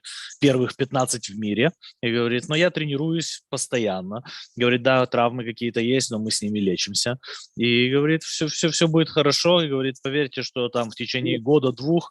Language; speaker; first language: Russian; native; Russian